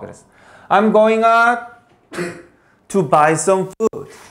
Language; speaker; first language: English; non-native, fluent; Korean